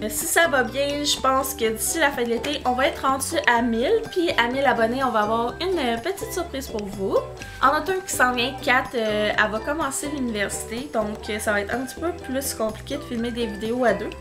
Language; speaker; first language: French; native; French